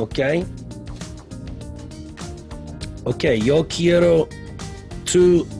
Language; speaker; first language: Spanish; non-native, learner; English